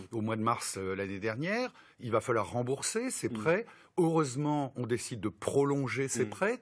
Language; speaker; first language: French; native; French